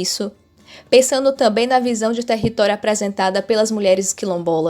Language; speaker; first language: Portuguese; native; Portuguese